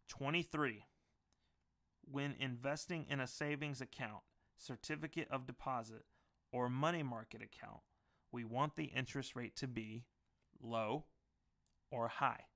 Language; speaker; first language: English; native; English